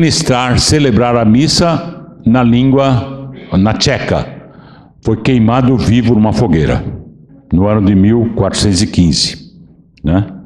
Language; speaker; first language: Portuguese; native; Portuguese